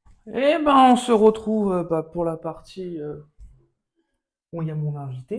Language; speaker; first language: French; native; French